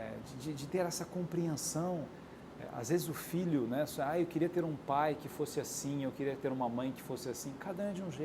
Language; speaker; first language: Portuguese; native; Portuguese